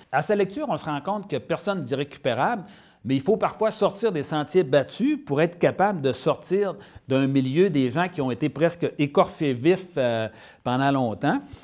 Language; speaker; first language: French; native; French